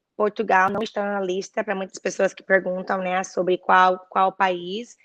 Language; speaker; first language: Portuguese; early bilingual, heritage; Portuguese